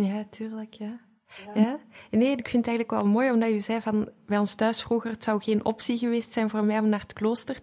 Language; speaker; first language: Dutch; native; Dutch